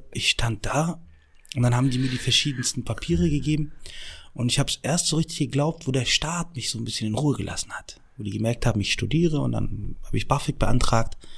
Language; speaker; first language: German; early bilingual, other home language; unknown